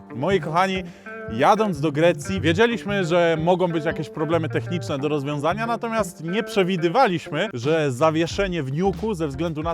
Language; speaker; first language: Polish; native; Polish